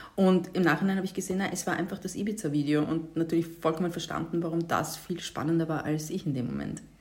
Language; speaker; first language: German; native; German